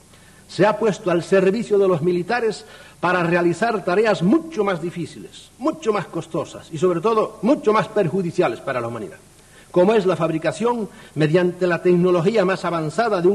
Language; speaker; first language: Spanish; native; Spanish